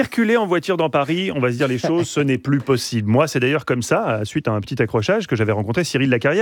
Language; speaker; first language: French; native; French